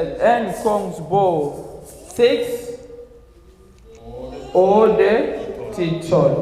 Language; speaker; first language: Danish; non-native, fluent; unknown